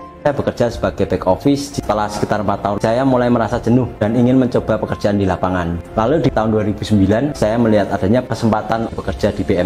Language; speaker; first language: Indonesian; native; Indonesian